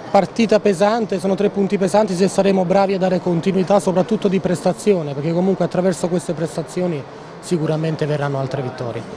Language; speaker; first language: Italian; native; Italian